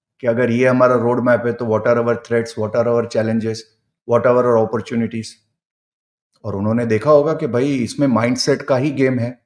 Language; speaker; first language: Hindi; non-native, local second language; Gujarati